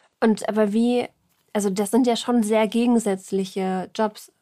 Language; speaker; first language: German; native; German